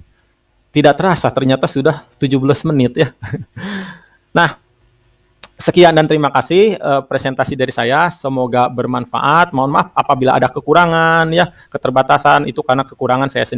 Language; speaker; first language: Indonesian; non-native, local second language; Sundanese